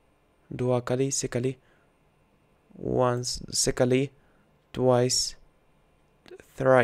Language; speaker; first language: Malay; non-native, learner; Russian